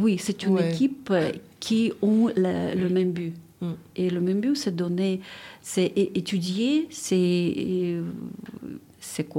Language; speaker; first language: French; non-native, fluent; Ukrainian